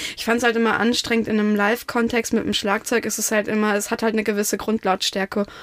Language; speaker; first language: German; non-native, local second language; Russian